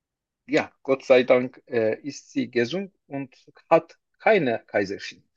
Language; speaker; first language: German; non-native, learner; Turkish